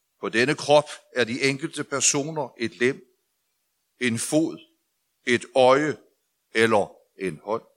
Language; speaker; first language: Danish; native; Danish